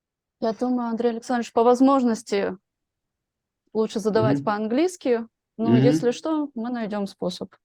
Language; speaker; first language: Russian; native; Russian